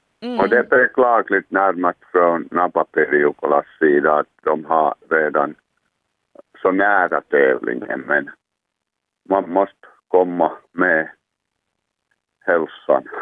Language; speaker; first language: Swedish; non-native, local second language; Finnish